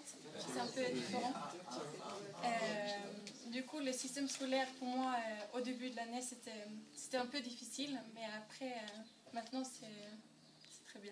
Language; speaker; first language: French; non-native, learner; Norwegian